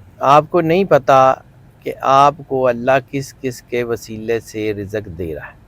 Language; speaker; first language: Urdu; non-native, local second language; Punjabi